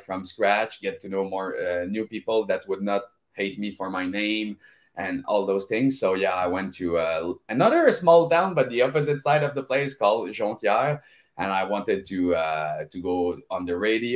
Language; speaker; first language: English; non-native, fluent; French